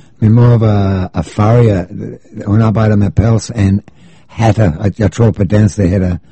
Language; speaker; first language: Danish; non-native, learner; English